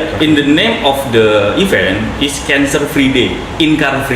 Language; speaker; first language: English; non-native, learner; Indonesian